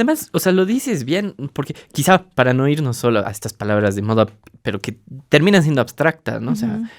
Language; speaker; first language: Spanish; native; Spanish